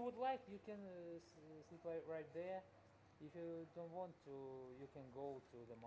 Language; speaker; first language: English; non-native, learner; Russian